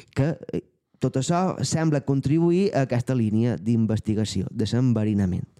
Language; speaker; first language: Catalan; native; Catalan